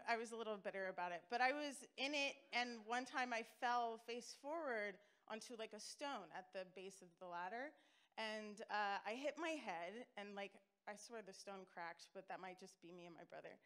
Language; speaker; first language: English; native; English